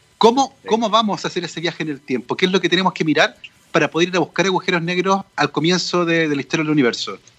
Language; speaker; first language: Spanish; native; Spanish